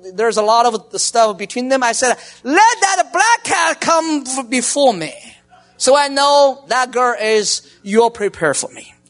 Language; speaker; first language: English; non-native, learner; Chinese